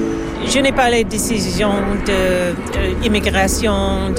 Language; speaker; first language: French; non-native, local second language; English